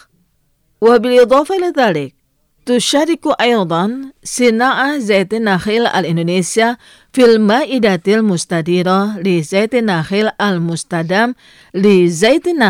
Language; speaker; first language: Arabic; non-native, fluent; Indonesian